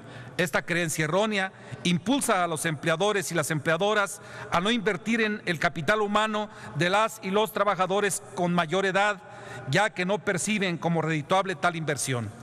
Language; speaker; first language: Spanish; native; Spanish